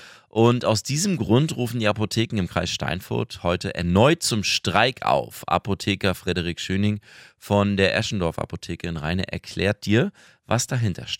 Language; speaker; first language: German; native; German